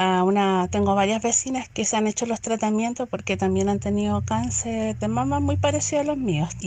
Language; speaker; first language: Spanish; native; Spanish